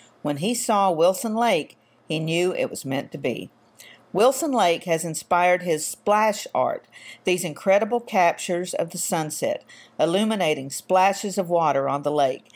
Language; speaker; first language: English; native; English